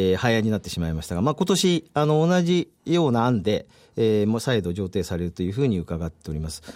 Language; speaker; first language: Japanese; native; Japanese